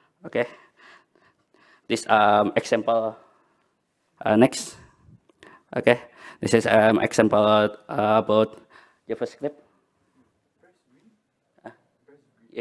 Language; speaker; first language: English; non-native, learner; Banjar